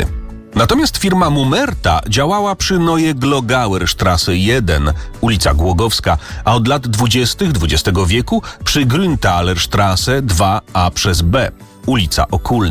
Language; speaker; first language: Polish; native; Polish